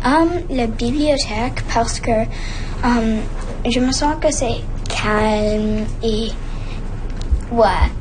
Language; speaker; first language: French; non-native, local second language; English